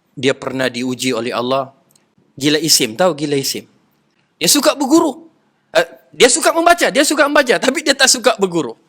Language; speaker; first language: Malay; non-native, local second language; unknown